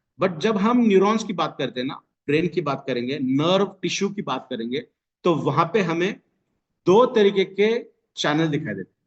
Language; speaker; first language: Hindi; non-native, local second language; Marathi